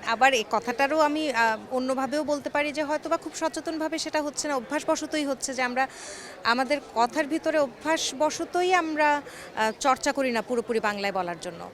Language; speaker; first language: Bangla; native; Bangla